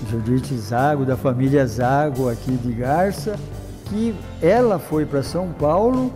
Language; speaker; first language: Portuguese; early bilingual, other home language; Italian